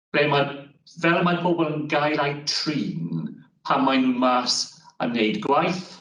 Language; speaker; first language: Welsh; non-native, local second language; English